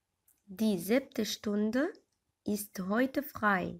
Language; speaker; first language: German; non-native, fluent; Arabic